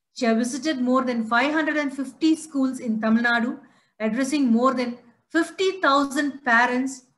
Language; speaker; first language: English; non-native, local second language; Tamil